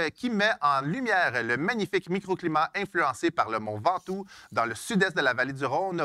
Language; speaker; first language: French; native; French